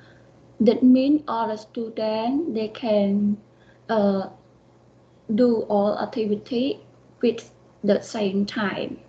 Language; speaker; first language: English; non-native, learner; Khmer